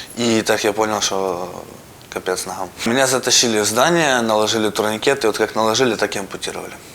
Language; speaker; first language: Russian; native; Russian